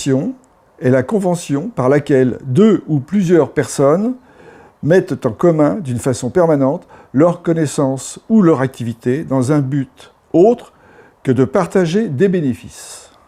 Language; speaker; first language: French; native; French